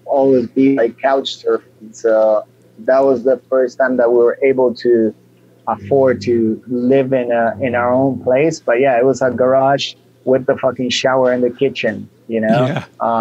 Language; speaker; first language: English; non-native, fluent; Spanish